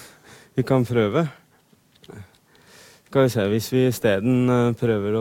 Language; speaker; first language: Norwegian; native; Norwegian